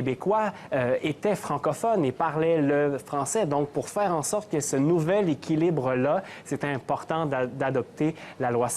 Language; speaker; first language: French; native; French